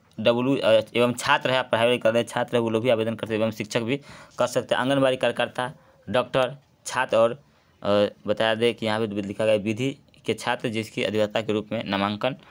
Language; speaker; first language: Hindi; native; Hindi